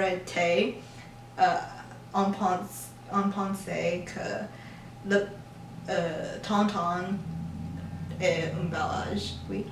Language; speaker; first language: French; non-native, learner; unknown